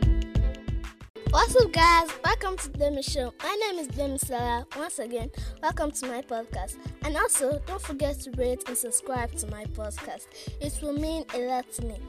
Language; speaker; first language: English; non-native, local second language; Yoruba